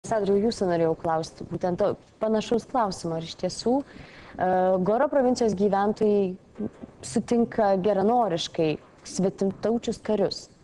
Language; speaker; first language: Lithuanian; native; Lithuanian